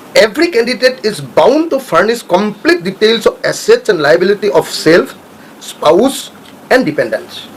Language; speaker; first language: English; non-native, local second language; Assamese